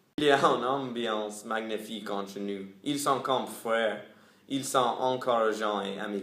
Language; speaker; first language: French; non-native, learner; English